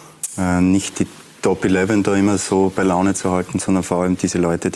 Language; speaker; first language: German; native; German